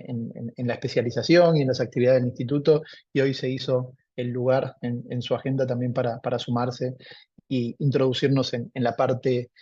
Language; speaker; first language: Spanish; native; Spanish